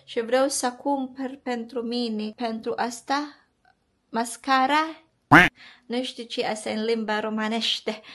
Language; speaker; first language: Romanian; non-native, learner; Filipino